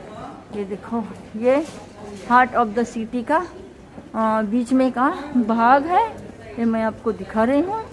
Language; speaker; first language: Hindi; non-native, local second language; Marathi